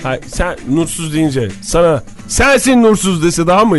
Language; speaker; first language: Turkish; native; Turkish